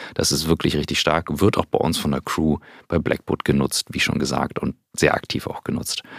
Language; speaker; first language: German; native; German